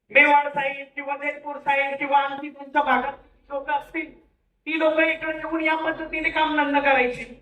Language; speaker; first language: Marathi; native; Marathi